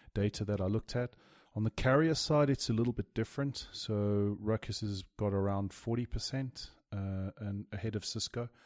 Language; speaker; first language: English; native; English